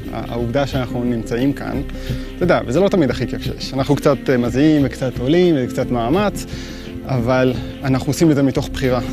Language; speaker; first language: Hebrew; native; Hebrew